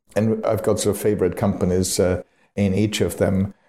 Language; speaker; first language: English; non-native, fluent; German